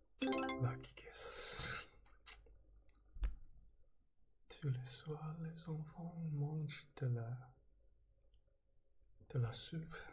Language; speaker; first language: French; non-native, learner; English